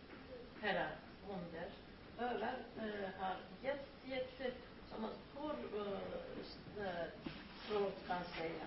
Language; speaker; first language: Swedish; non-native, learner; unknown